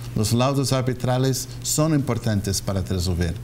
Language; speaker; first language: Spanish; non-native, fluent; English